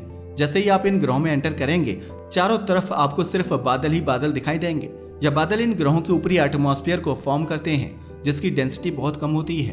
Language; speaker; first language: Hindi; native; Hindi